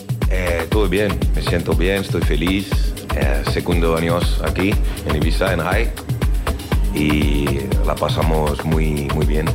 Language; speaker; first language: Spanish; non-native, learner; French